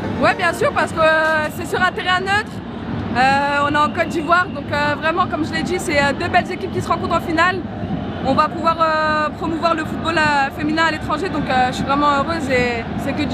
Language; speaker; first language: French; native; French